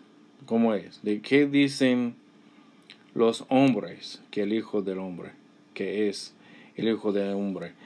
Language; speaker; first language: Spanish; non-native, fluent; English